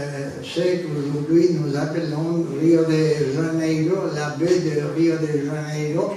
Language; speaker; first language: French; non-native, fluent; Spanish